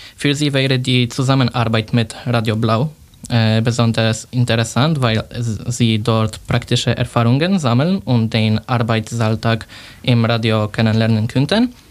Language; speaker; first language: German; non-native, learner; Polish